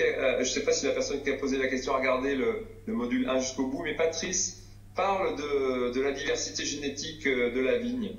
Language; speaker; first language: French; native; French